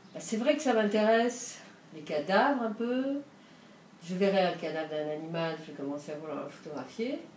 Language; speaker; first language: French; early bilingual, other home language; Romanian